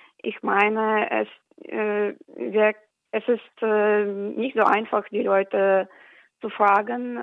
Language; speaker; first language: German; non-native, fluent; Russian